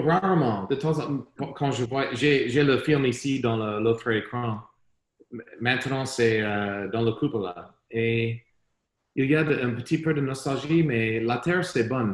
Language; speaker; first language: French; non-native, learner; English